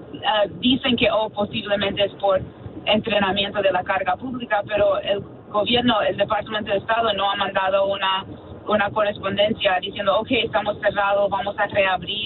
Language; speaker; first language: Spanish; early bilingual, other home language; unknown